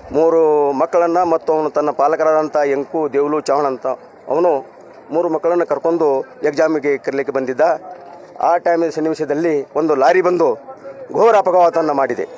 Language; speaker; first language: Kannada; non-native, local second language; Lambadi